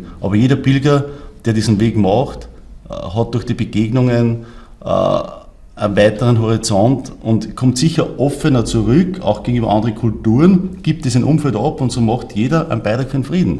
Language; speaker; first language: German; native; German